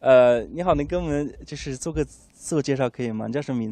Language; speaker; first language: Chinese; native; Chinese